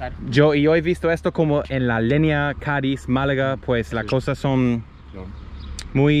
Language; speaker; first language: Spanish; native; Spanish